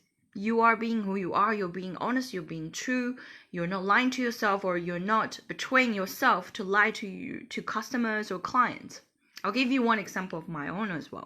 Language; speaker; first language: English; non-native, fluent; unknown